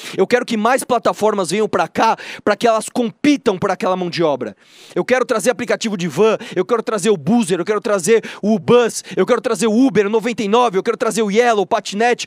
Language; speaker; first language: Portuguese; native; Portuguese